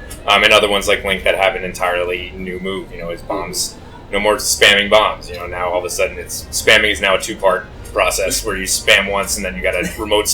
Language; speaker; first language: English; native; English